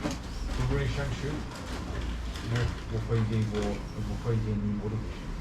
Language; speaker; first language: Chinese; non-native, learner; English